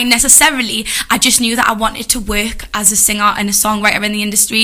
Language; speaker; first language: English; native; English